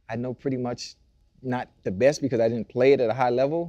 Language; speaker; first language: English; native; English